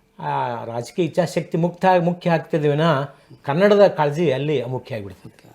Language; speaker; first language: Kannada; non-native, local second language; Marathi